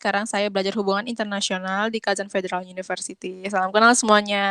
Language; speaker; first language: Indonesian; native; Indonesian